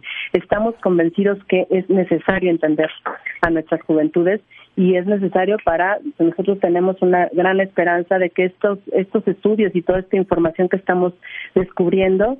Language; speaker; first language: Spanish; native; Spanish